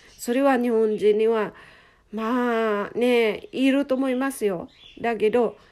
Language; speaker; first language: Japanese; non-native, fluent; Filipino